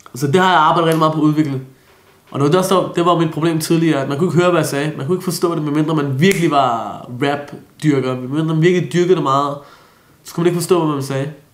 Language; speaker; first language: Danish; early bilingual, other home language; Persian